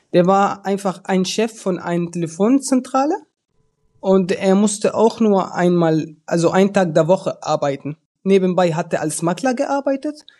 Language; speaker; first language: German; early bilingual, other home language; Arabic